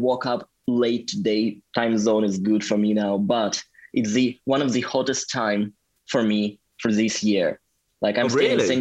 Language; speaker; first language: English; non-native, fluent; Russian